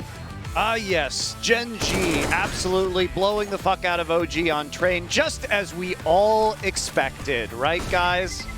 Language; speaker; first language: English; native; English